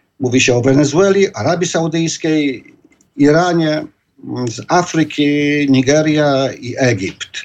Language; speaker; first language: Polish; native; Polish